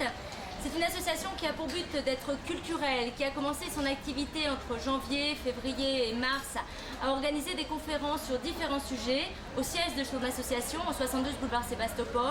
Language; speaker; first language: French; native; French